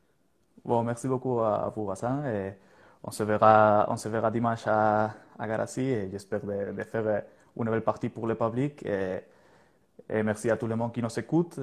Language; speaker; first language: French; non-native, learner; Spanish